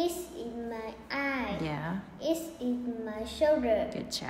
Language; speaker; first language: English; non-native, learner; Vietnamese